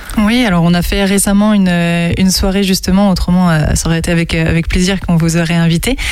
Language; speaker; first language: French; native; French